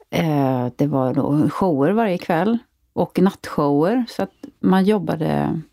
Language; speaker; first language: Swedish; native; Swedish